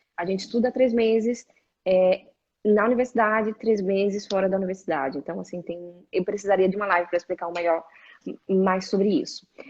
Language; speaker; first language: Portuguese; native; Portuguese